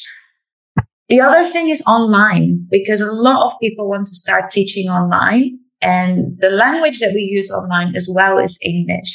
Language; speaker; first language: English; non-native, fluent; Dutch